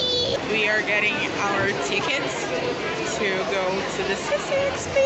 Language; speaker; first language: English; non-native, learner; Portuguese